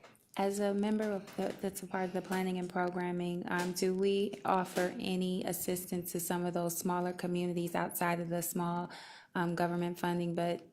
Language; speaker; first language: English; native; English